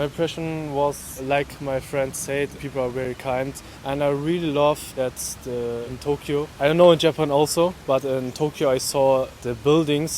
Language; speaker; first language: English; non-native, fluent; German